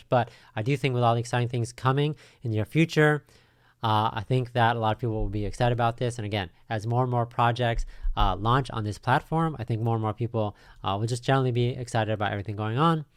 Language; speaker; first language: English; native; English